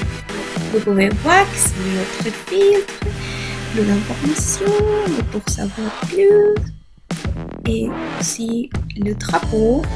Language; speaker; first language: French; non-native, learner; Spanish